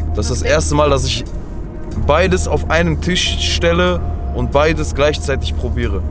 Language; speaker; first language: German; native; German